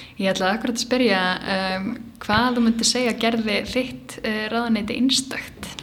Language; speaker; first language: Icelandic; native; Icelandic